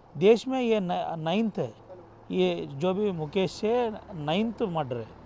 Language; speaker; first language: Hindi; non-native, local second language; Telugu